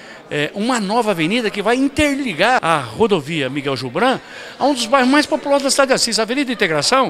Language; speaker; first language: Portuguese; native; Portuguese